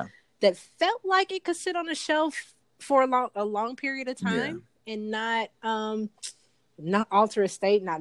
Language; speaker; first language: English; native; English